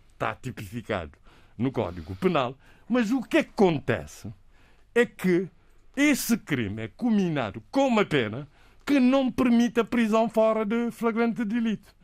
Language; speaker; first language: Portuguese; non-native, local second language; Kabuverdianu